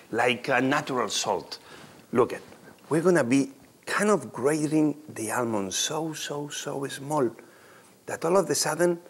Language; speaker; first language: English; non-native, fluent; Spanish